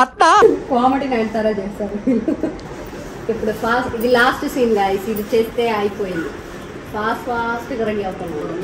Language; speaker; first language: Telugu; non-native, local second language; Malayalam